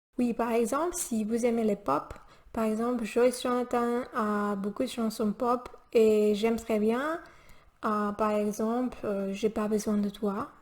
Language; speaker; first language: French; non-native, learner; Spanish